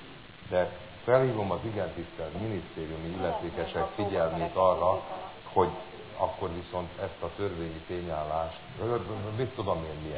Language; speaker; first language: Hungarian; native; Hungarian